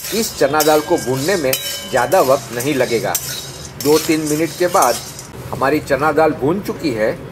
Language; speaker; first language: Hindi; non-native, local second language; Gujarati